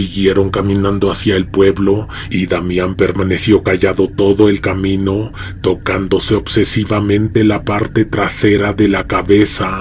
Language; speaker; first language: Spanish; native; Spanish